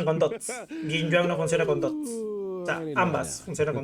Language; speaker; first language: Spanish; native; Spanish